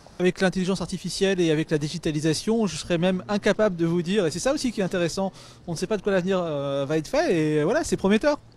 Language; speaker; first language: French; native; French